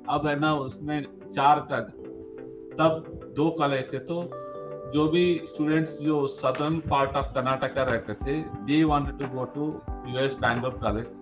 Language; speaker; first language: Hindi; non-native, local second language; Kannada